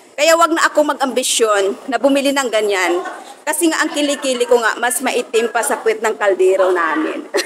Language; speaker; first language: Filipino; non-native, local second language; Hiligaynon